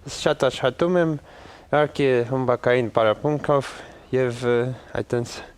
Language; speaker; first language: Armenian; early bilingual, heritage; Armenian